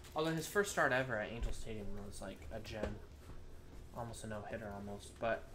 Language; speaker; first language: English; native; English